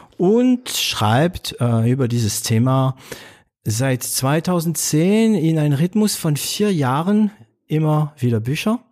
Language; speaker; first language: German; non-native, fluent; French